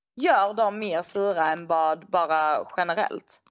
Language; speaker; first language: Swedish; native; Swedish